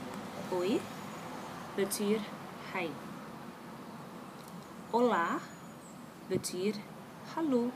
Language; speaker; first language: Norwegian; non-native, learner; Portuguese